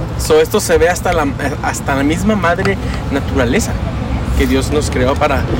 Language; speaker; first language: Spanish; early bilingual, heritage; Spanish